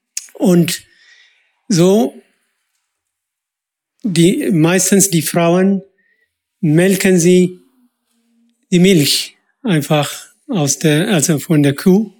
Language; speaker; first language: German; non-native, fluent; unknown